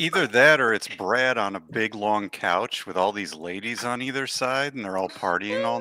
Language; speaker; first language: English; native; English